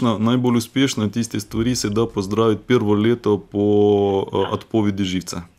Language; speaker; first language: Slovenian; non-native, fluent; Russian